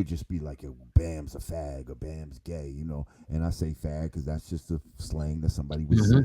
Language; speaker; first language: English; native; English